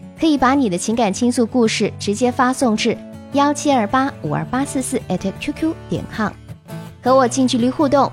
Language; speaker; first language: Chinese; native; Chinese